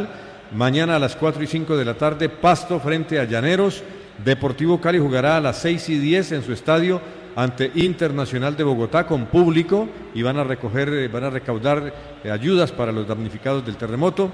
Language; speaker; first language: Spanish; native; Spanish